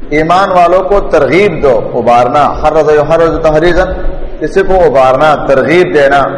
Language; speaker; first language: Urdu; non-native, local second language; Pashto